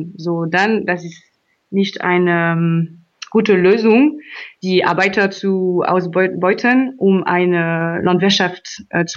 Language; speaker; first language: German; non-native, learner; French